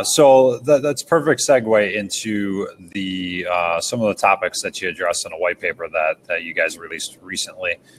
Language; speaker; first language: English; native; English